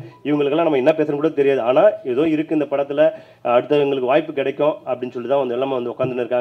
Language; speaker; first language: Tamil; native; Tamil